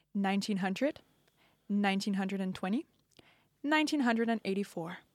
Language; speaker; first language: English; non-native, fluent; Danish